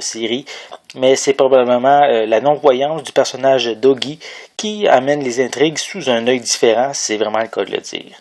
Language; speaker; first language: French; native; French